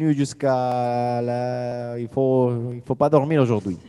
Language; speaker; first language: French; non-native, fluent; Spanish